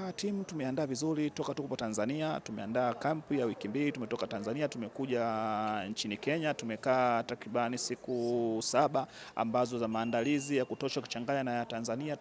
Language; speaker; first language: Swahili; native; Swahili